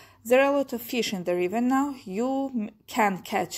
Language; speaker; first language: English; non-native, fluent; Azerbaijani